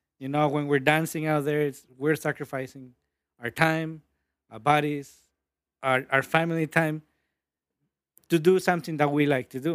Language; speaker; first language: English; early bilingual, other home language; Spanish